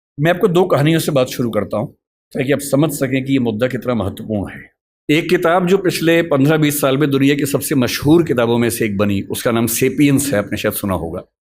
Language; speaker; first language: Hindi; native; Hindi